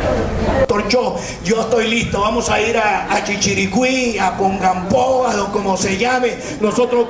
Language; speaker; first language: Spanish; native; Spanish